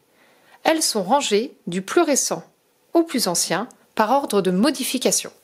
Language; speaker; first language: French; native; French